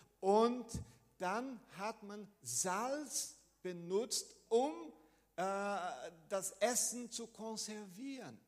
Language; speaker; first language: German; non-native, fluent; Portuguese